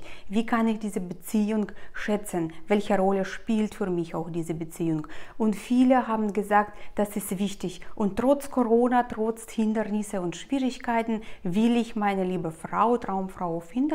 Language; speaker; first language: German; non-native, fluent; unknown